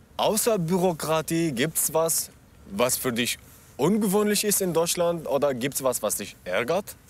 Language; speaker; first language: German; non-native, fluent; Arabic